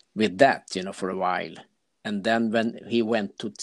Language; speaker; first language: English; non-native, fluent; Swedish